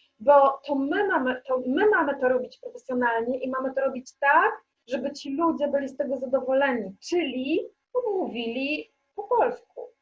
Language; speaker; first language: Polish; native; Polish